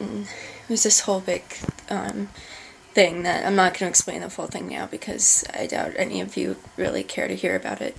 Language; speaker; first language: English; native; English